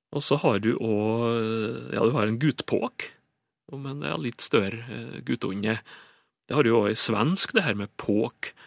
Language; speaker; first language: Norwegian; native; Norwegian